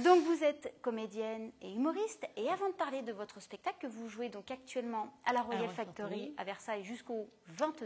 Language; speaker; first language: French; native; French